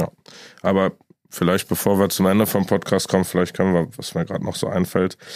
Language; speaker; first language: German; native; German